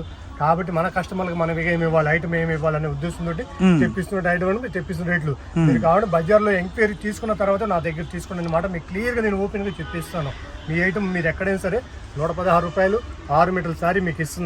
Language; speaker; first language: Telugu; native; Telugu